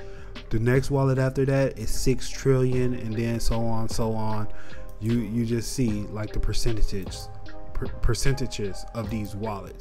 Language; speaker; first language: English; native; English